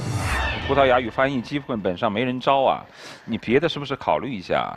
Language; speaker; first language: Chinese; native; Chinese